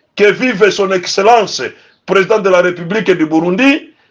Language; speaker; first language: French; non-native, local second language; Swahili